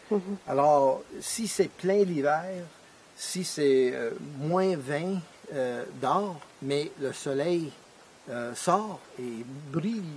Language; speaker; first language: French; non-native, fluent; English